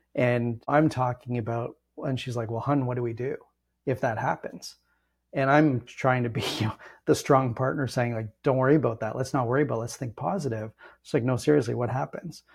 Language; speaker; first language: English; native; English